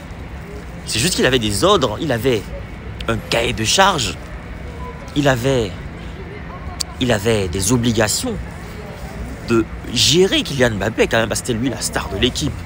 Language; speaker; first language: French; native; French